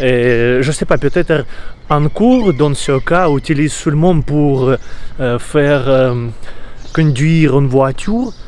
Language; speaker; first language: French; non-native, learner; Russian